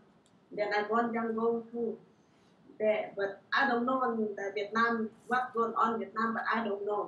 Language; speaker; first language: English; non-native, learner; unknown